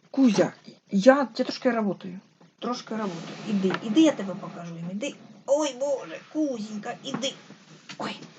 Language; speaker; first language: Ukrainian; non-native, local second language; Russian